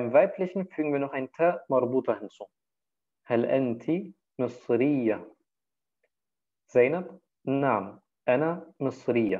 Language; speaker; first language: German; early bilingual, other home language; Turkish